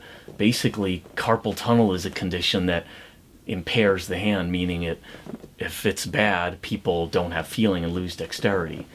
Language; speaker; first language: English; native; English